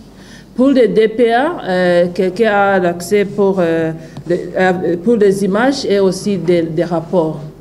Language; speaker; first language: French; non-native, fluent; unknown